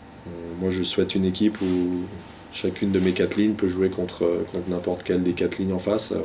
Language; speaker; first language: French; native; French